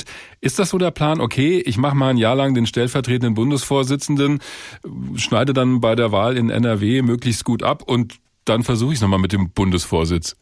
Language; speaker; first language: German; native; German